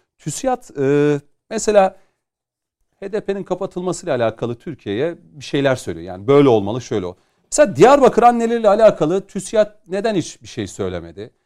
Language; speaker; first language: Turkish; native; Turkish